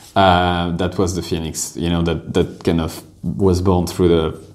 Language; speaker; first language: English; non-native, fluent; French